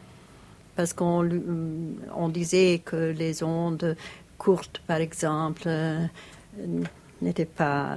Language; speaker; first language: French; non-native, fluent; Italian